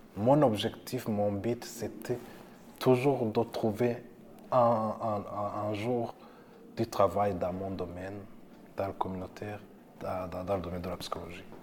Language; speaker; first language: French; non-native, local second language; Rundi